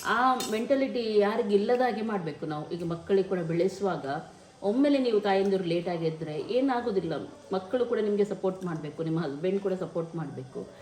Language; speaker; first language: Kannada; native; Kannada